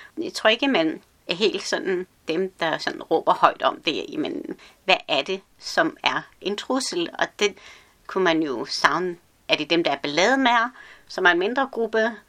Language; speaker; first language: Danish; early bilingual, other home language; Arabic